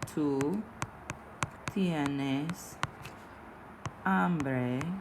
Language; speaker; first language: Spanish; non-native, fluent; English